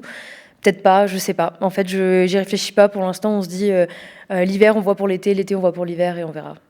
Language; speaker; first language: French; native; French